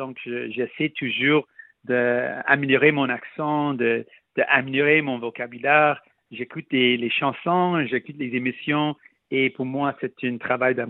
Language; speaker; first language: French; non-native, local second language; Punjabi